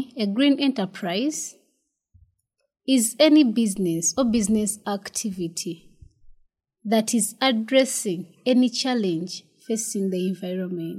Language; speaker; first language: English; non-native, local second language; Ganda